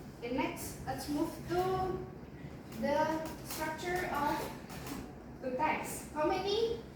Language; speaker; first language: English; non-native, learner; Indonesian